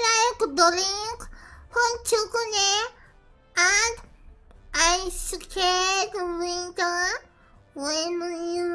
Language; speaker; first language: English; non-native, learner; Japanese